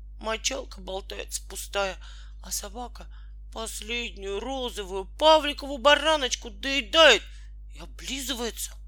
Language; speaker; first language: Russian; native; Russian